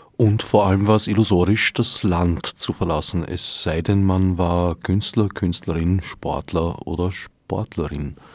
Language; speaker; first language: German; native; German